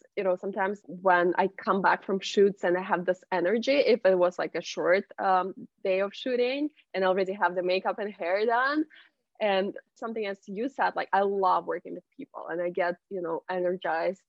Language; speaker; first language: English; non-native, fluent; Russian